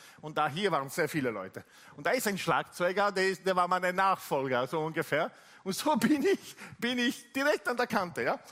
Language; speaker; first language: German; non-native, fluent; Italian